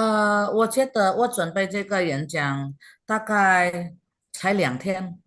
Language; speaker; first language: Chinese; non-native, fluent; Indonesian